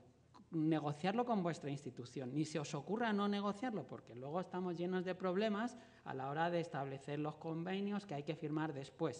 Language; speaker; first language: Spanish; native; Spanish